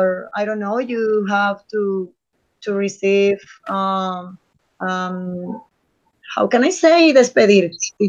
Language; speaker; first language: English; non-native, learner; Spanish